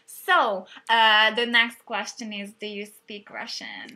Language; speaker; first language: English; non-native, fluent; Hungarian